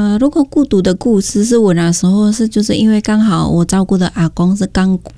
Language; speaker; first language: Chinese; non-native, fluent; Indonesian